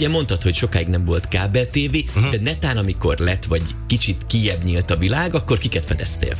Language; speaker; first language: Hungarian; native; Hungarian